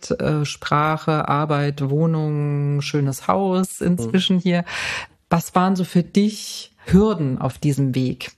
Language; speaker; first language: German; native; German